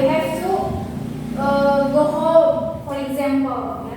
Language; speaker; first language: English; non-native, fluent; Indonesian